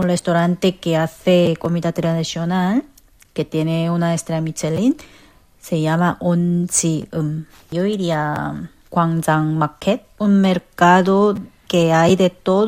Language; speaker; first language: Spanish; non-native, fluent; Korean